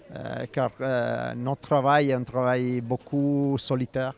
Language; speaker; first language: French; non-native, fluent; Italian